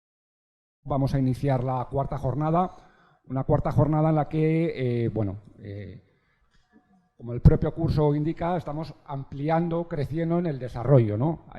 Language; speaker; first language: Spanish; native; Spanish